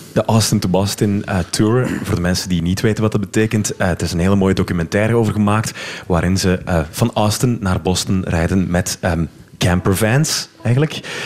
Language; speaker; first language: Dutch; native; Dutch